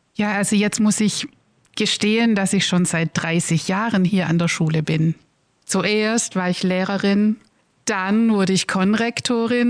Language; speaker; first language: German; native; German